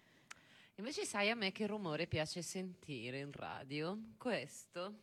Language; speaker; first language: Italian; native; Italian